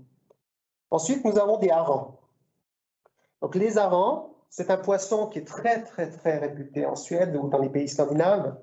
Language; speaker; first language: French; native; French